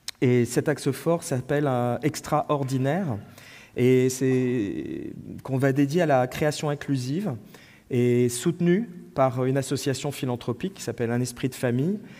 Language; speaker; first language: French; native; French